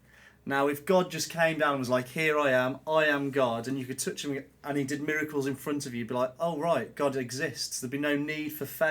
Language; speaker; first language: English; native; English